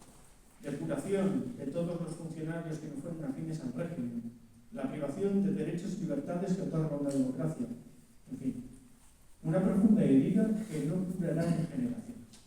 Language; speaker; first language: Spanish; native; Spanish